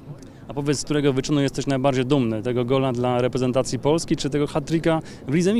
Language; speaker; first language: Polish; native; Polish